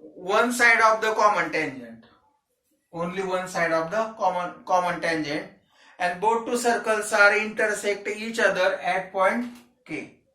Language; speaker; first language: English; non-native, local second language; Marathi